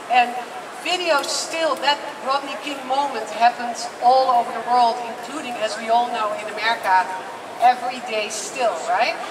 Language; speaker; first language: English; non-native, fluent; Dutch